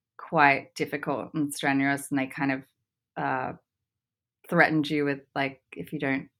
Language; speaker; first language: English; native; English